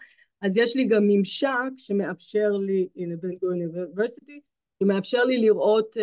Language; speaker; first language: Hebrew; native; Hebrew